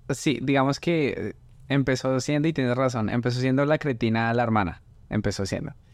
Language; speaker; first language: Spanish; native; Spanish